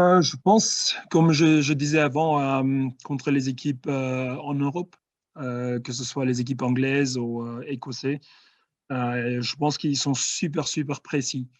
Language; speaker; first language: French; non-native, fluent; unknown